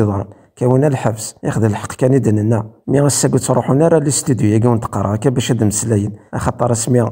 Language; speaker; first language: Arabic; non-native, local second language; Kabyle